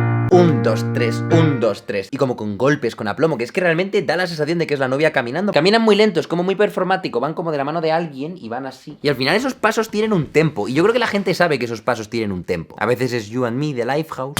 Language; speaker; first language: Spanish; native; Spanish